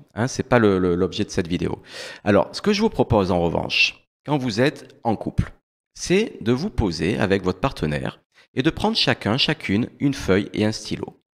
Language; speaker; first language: French; native; French